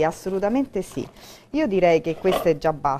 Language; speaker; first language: Italian; native; Italian